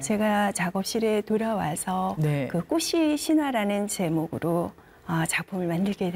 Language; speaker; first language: Korean; native; Korean